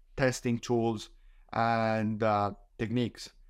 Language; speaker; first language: English; non-native, fluent; Spanish